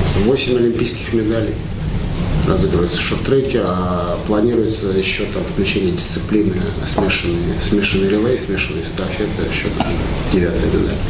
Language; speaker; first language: Russian; native; Russian